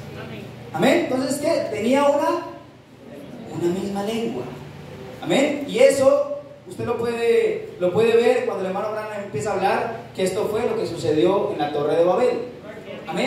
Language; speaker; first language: Spanish; native; Spanish